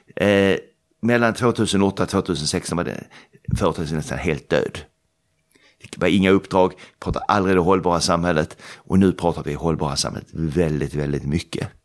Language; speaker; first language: Swedish; native; Swedish